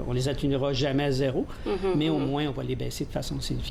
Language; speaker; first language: French; native; French